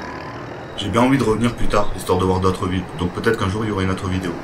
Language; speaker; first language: French; native; French